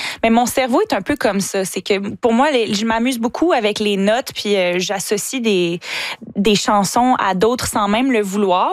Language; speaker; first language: French; native; French